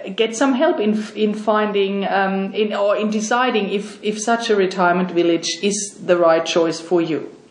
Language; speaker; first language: English; non-native, fluent; German